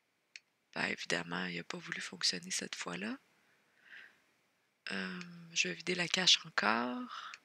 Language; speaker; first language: French; native; French